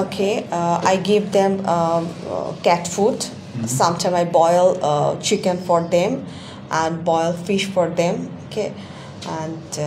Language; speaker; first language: English; non-native, fluent; Bangla